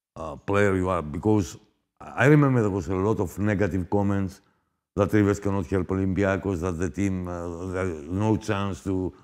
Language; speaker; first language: English; non-native, fluent; Greek